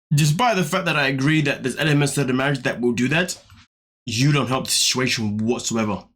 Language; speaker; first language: English; native; English